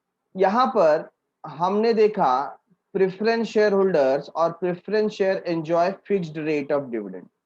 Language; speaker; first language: Hindi; native; Hindi